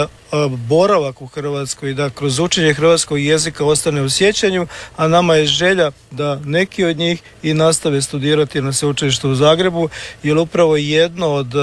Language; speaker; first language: Serbian; native; Serbian